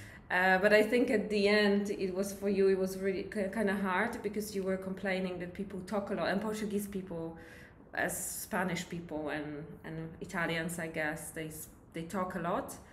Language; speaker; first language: English; non-native, fluent; Polish